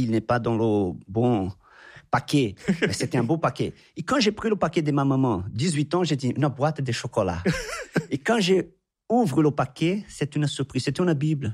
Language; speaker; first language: French; non-native, fluent; Portuguese